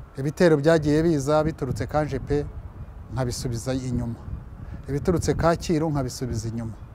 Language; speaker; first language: Kinyarwanda; early bilingual, heritage; Kinyarwanda